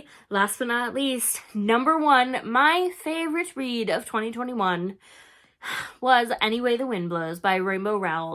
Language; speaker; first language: English; native; English